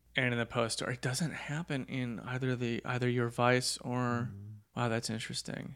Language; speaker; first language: English; native; English